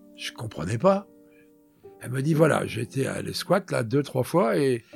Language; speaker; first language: French; native; French